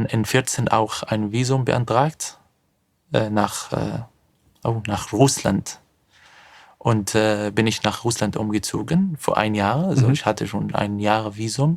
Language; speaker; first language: German; non-native, fluent; Arabic